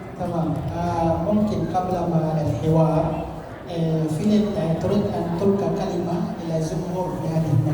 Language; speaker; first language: Arabic; non-native, learner; Indonesian